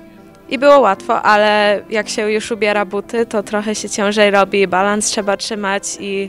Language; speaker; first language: Polish; early bilingual, heritage; Polish